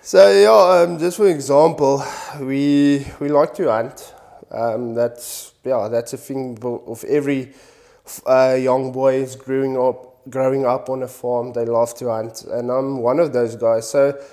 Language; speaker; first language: English; non-native, local second language; Afrikaans